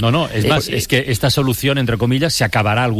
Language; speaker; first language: Spanish; native; Spanish